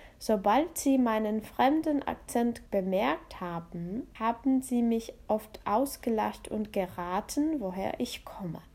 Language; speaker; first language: German; non-native, fluent; Czech